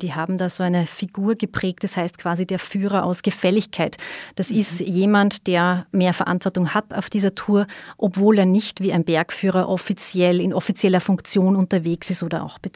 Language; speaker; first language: German; native; German